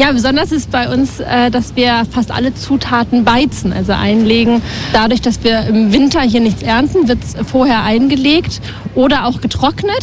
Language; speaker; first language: German; non-native, fluent; Latvian